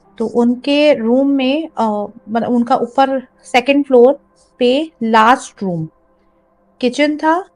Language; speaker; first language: Urdu; native; Urdu